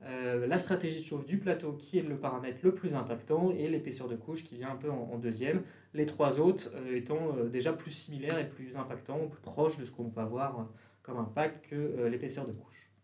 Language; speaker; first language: French; native; French